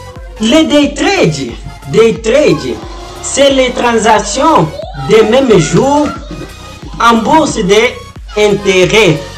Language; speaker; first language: French; non-native, learner; Portuguese